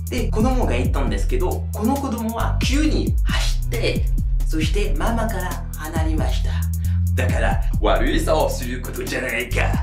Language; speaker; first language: Japanese; non-native, fluent; French